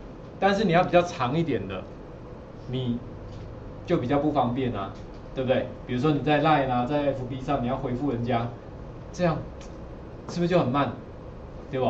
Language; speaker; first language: Chinese; native; Chinese